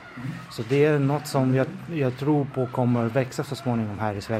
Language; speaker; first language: Swedish; non-native, fluent; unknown